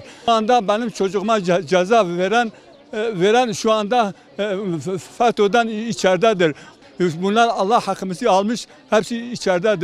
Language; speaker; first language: Turkish; non-native, local second language; Kurdish